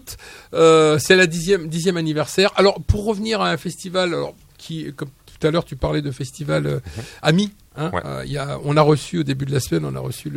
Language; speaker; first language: French; native; French